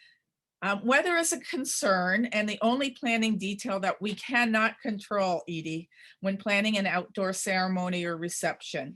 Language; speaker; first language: English; native; English